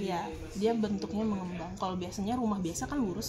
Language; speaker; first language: Indonesian; native; Indonesian